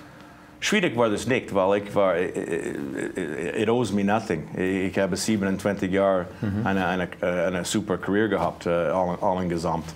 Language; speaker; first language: German; non-native, fluent; English